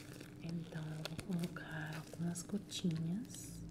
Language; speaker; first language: Portuguese; non-native, fluent; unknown